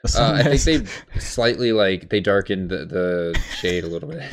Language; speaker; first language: English; native; English